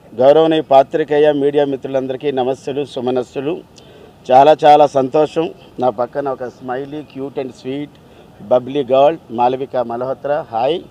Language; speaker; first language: Telugu; native; Telugu